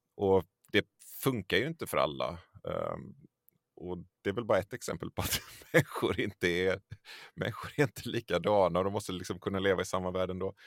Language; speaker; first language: Swedish; native; Swedish